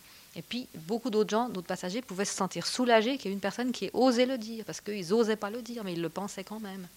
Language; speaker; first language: French; native; French